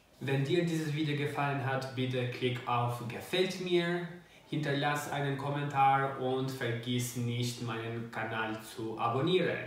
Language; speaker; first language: German; non-native, learner; Albanian